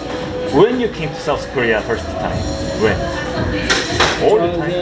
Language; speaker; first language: English; non-native, learner; Korean